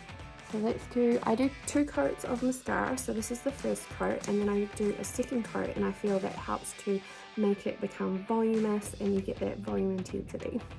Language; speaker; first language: English; native; English